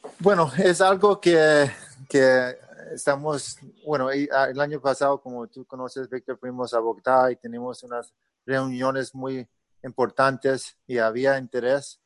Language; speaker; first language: Spanish; early bilingual, heritage; Spanish